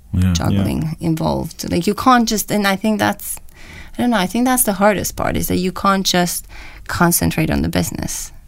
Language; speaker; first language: English; non-native, fluent; Romanian